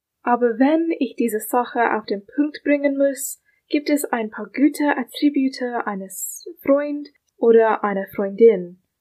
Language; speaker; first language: German; non-native, learner; English